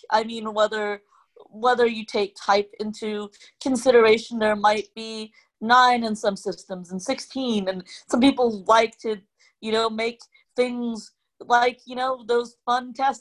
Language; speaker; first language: English; non-native, local second language; Cantonese